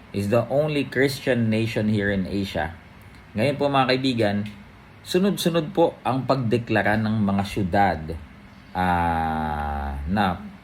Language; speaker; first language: Filipino; native; Filipino